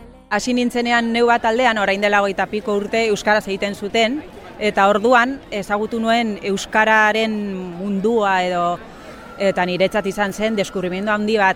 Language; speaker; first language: Basque; non-native, local second language; Spanish